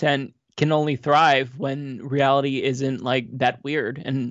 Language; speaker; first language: English; native; English